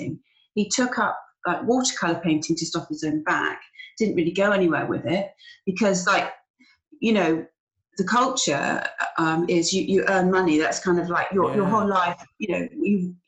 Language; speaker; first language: English; native; English